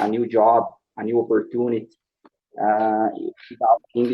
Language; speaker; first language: English; non-native, learner; Portuguese